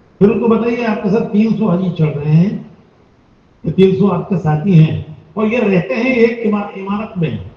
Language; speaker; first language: Urdu; native; Urdu